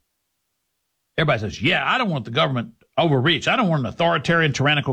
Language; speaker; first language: English; native; English